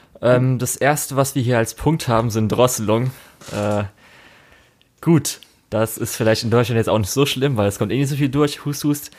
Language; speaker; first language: German; native; German